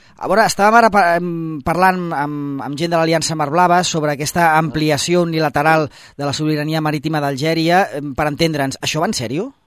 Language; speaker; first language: Catalan; native; Catalan